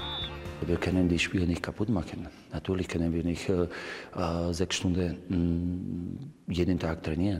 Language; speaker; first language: German; non-native, fluent; Slovak